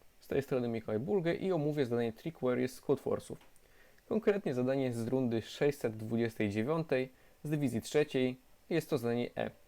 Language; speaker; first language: Polish; native; Polish